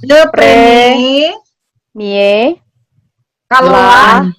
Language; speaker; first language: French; non-native, learner; Indonesian